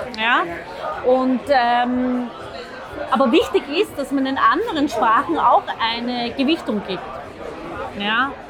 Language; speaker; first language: German; early bilingual, other home language; Zaza